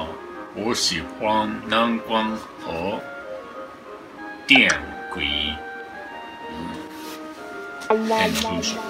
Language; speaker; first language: Chinese; non-native, learner; Japanese